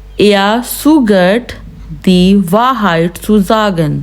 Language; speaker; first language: German; non-native, fluent; Urdu